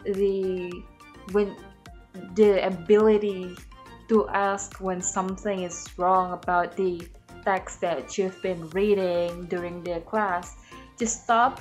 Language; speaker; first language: English; non-native, learner; Indonesian